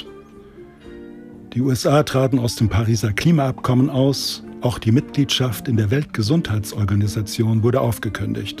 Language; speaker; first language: German; native; German